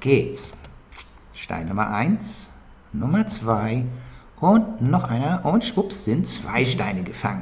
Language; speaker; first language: German; native; German